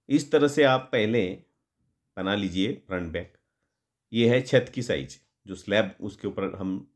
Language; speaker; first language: Hindi; non-native, local second language; Marathi